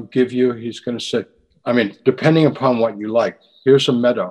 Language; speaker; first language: English; native; English